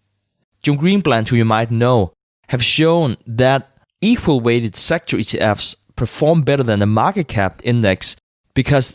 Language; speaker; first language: English; non-native, fluent; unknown